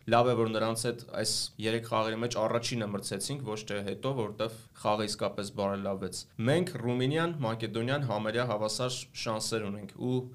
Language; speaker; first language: Armenian; native; Armenian